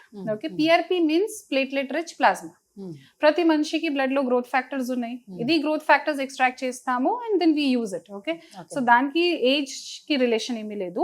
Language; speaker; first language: Telugu; non-native, fluent; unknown